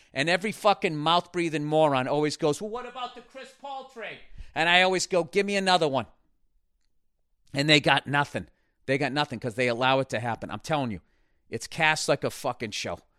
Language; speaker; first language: English; native; English